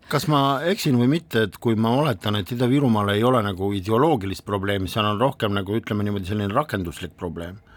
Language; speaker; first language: Estonian; non-native, local second language; Russian